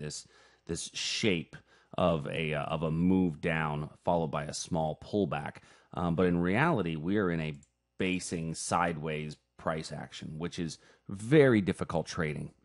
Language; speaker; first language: English; native; English